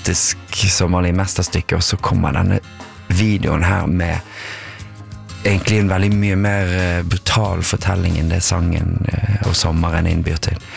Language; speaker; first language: Norwegian; native; Norwegian